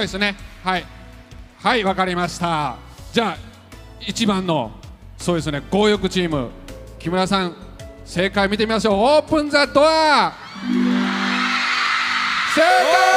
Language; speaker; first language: Japanese; native; Japanese